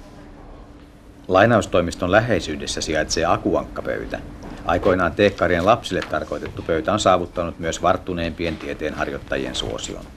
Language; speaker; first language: Finnish; native; Finnish